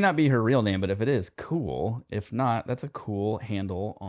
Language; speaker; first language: English; native; English